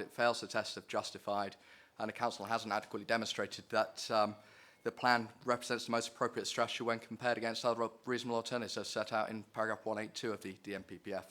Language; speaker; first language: English; native; English